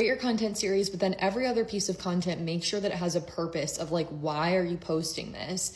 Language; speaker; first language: English; native; English